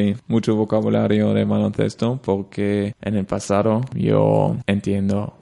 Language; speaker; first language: Spanish; non-native, learner; German